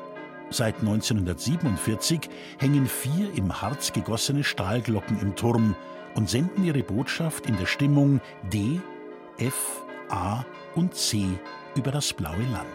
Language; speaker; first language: German; native; German